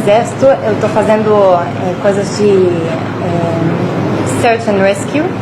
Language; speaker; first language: Portuguese; early bilingual, heritage; Hebrew